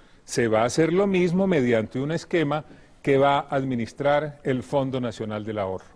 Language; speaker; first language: Spanish; native; Spanish